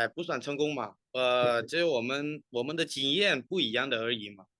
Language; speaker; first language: Chinese; non-native, fluent; Indonesian